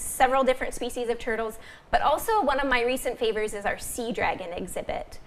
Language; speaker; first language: English; native; English